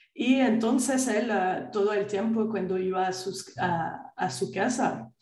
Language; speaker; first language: Spanish; non-native, fluent; French